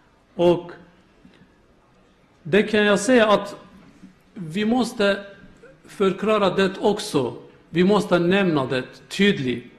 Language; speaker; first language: Swedish; non-native, learner; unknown